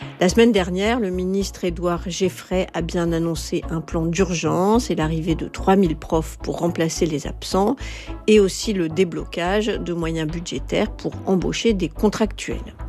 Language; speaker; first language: French; native; French